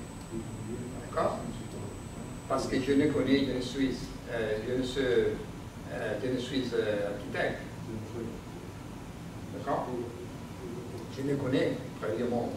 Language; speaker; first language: French; non-native, learner; Spanish